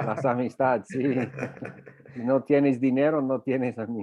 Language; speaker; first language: Spanish; non-native, fluent; English